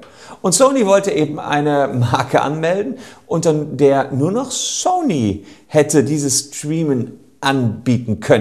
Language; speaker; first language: German; native; German